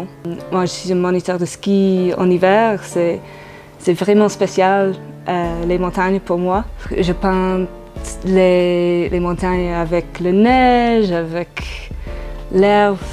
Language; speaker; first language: French; non-native, fluent; English